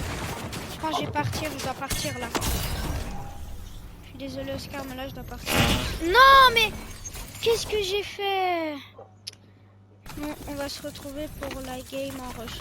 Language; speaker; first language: French; native; French